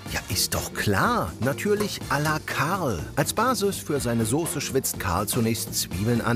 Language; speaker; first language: German; native; German